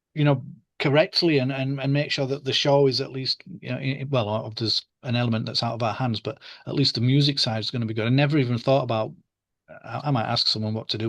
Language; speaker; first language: English; native; English